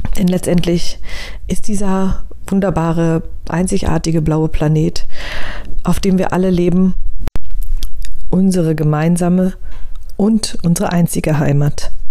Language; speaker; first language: German; native; German